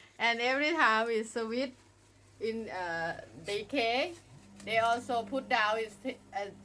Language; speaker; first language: English; non-native, learner; Thai